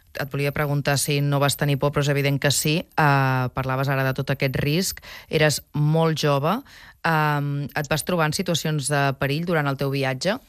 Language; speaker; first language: Catalan; native; Catalan